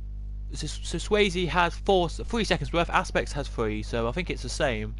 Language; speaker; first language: English; native; English